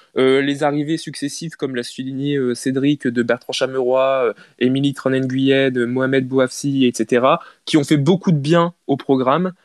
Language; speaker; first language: French; native; French